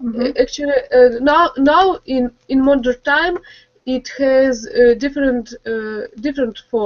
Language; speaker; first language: English; non-native, learner; Russian